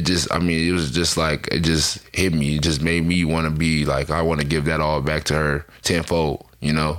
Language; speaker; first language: English; native; English